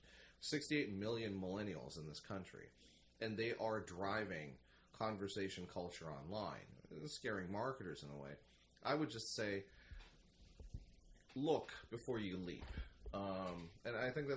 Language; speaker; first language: English; native; English